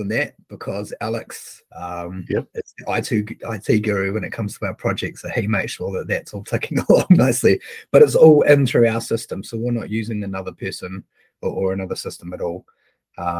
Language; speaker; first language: English; native; English